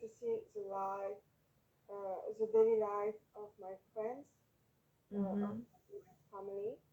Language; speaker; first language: English; non-native, learner; French